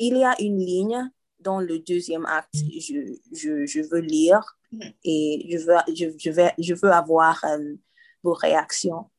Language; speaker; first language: French; non-native, learner; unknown